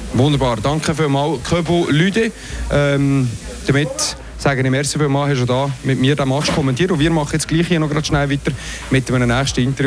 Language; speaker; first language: German; native; German